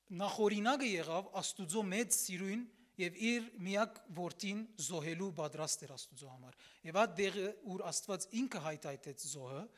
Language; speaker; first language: Armenian; early bilingual, heritage; Armenian